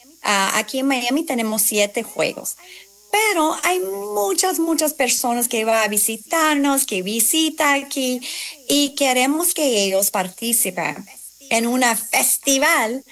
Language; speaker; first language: Spanish; non-native, fluent; English